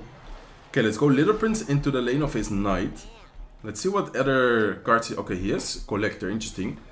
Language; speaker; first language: English; non-native, fluent; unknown